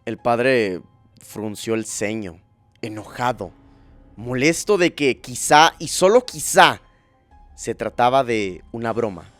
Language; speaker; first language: Spanish; native; Spanish